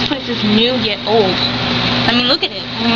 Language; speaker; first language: English; native; English